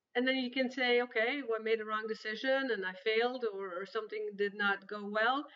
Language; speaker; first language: English; non-native, fluent; Dutch